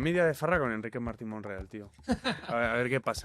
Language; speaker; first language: Spanish; native; Spanish